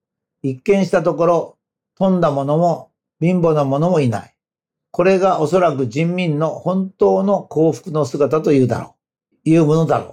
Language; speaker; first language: Japanese; native; Japanese